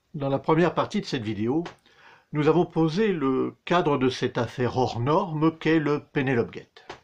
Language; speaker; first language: French; native; French